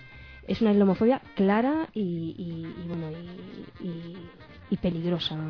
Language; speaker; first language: Spanish; native; Spanish